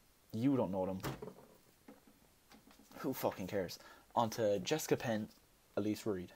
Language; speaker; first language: English; native; English